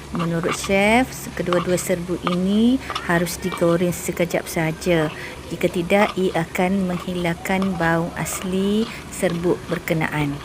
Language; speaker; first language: Malay; native; Malay